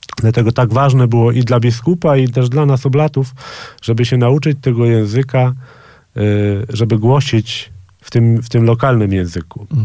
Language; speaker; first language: Polish; native; Polish